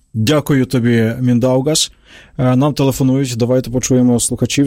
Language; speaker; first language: Ukrainian; native; Ukrainian